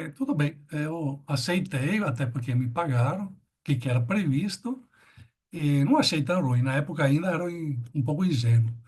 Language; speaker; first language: Portuguese; non-native, fluent; Italian